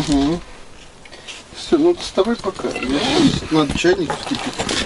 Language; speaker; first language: Russian; native; Russian